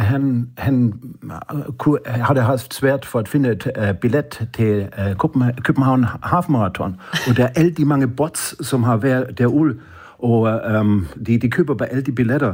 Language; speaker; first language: Danish; non-native, fluent; German